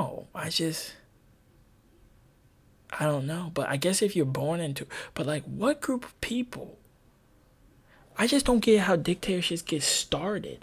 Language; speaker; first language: English; native; English